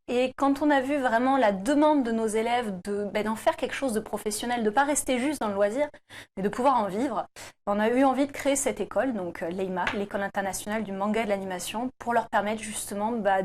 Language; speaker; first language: French; native; French